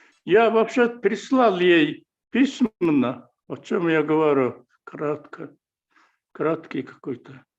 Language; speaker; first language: Russian; non-native, fluent; Mongolian